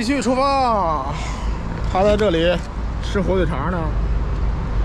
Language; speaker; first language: Chinese; native; Chinese